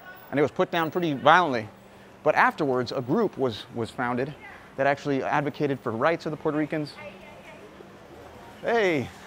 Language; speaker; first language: English; early bilingual, other home language; Spanish